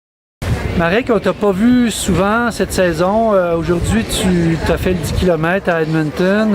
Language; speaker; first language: French; native; French